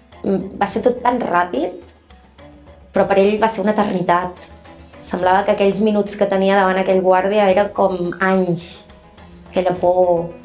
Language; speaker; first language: Catalan; non-native, fluent; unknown